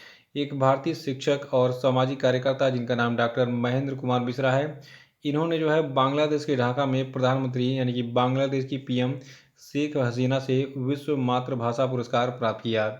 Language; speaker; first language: Hindi; native; Hindi